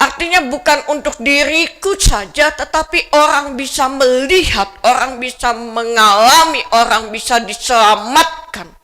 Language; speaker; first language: Indonesian; native; Indonesian